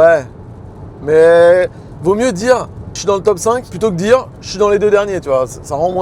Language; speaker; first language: French; native; French